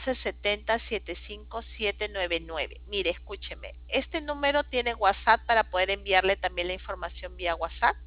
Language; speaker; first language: Spanish; native; Spanish